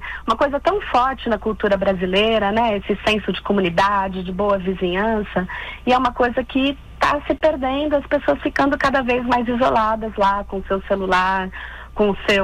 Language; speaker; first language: Portuguese; native; Portuguese